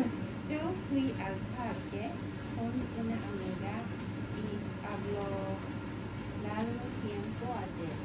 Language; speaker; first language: Spanish; non-native, learner; Japanese